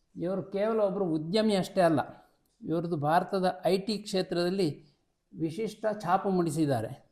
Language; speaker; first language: Kannada; non-native, local second language; Marathi